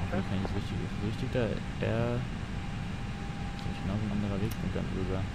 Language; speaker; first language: German; native; German